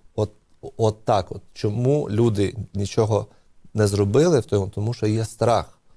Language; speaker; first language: Ukrainian; non-native, local second language; Russian